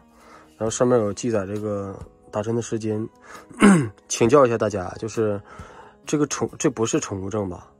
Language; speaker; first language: Chinese; native; Chinese